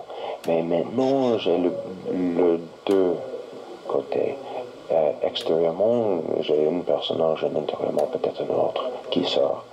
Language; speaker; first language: French; non-native, learner; English